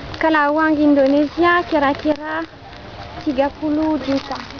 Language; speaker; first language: Indonesian; non-native, fluent; French